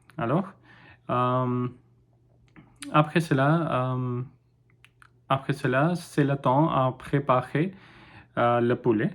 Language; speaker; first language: French; non-native, learner; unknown